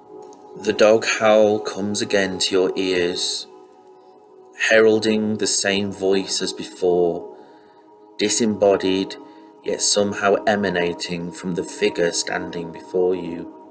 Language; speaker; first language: English; native; English